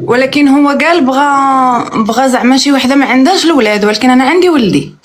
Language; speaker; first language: Arabic; native; Arabic